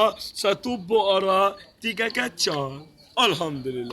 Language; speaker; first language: Indonesian; non-native, learner; Arabic